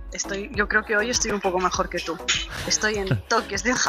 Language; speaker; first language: Spanish; native; Spanish